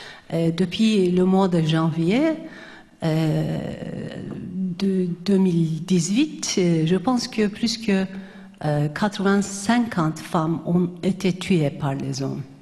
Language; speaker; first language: French; non-native, fluent; Turkish